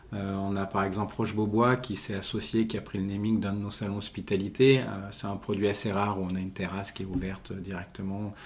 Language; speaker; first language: French; native; French